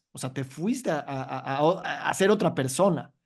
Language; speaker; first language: Spanish; native; Spanish